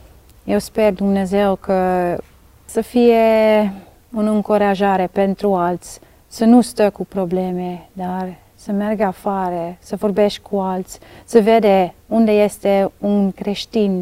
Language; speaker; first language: Romanian; non-native, learner; Dutch